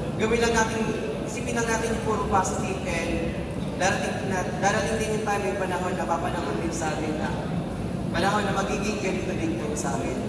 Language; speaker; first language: Filipino; native; Filipino